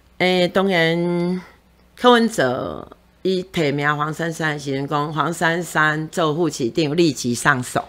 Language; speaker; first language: Chinese; native; Chinese